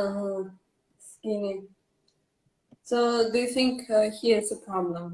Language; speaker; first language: English; non-native, learner; Russian